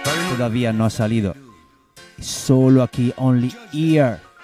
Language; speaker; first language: Spanish; native; Spanish